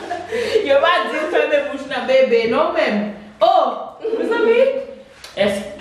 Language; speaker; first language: French; non-native, learner; Haitian Creole